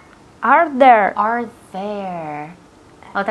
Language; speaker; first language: English; non-native, fluent; Spanish